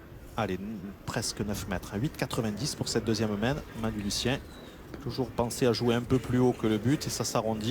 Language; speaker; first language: French; native; French